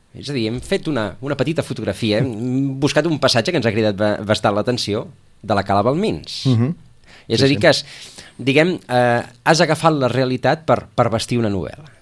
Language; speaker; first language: Catalan; native; Catalan